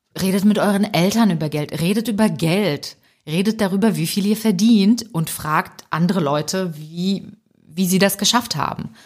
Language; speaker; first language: German; early bilingual, other home language; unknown